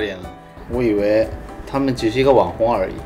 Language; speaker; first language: Chinese; non-native, fluent; Japanese